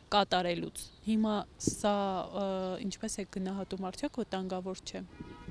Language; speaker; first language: Armenian; native; Armenian